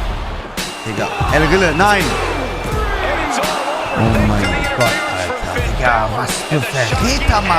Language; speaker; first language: German; native; German